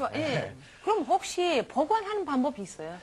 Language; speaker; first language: Korean; non-native, learner; Romanian